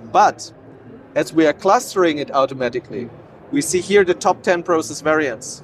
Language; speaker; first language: English; non-native, fluent; German